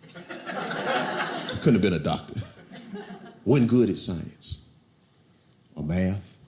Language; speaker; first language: English; native; English